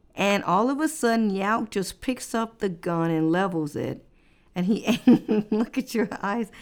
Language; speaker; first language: English; native; English